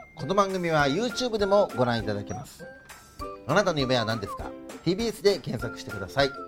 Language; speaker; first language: Japanese; native; Japanese